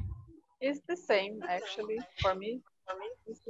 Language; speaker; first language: English; non-native, fluent; Portuguese